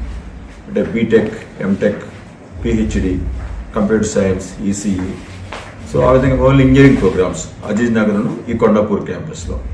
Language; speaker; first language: Telugu; native; Telugu